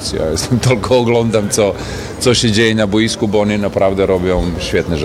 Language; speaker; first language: Polish; non-native, fluent; Serbian